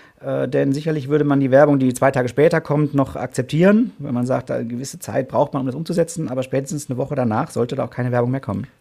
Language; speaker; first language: German; native; German